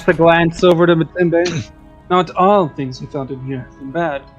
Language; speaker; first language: English; native; English